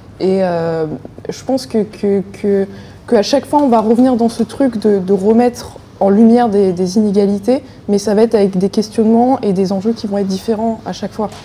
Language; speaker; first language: French; native; French